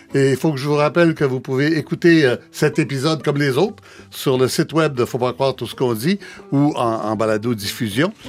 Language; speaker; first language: French; native; French